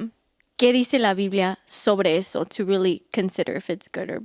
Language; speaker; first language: Spanish; early bilingual, heritage; Spanish